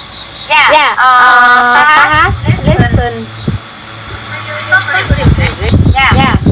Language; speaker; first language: English; non-native, learner; Vietnamese